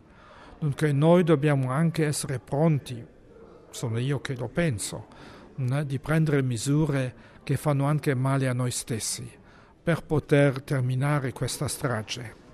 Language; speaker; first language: Italian; non-native, fluent; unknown